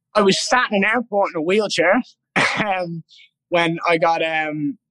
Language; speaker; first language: English; native; English